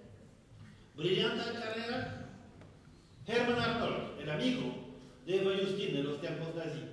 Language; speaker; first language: Spanish; non-native, fluent; French